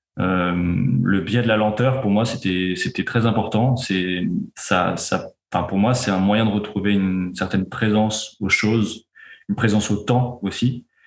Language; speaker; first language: French; native; French